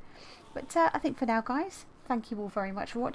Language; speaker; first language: English; native; English